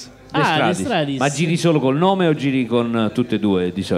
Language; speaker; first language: Italian; native; Italian